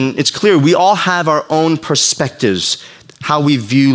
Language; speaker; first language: English; native; English